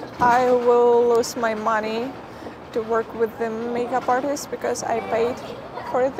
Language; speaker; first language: English; non-native, fluent; Ukrainian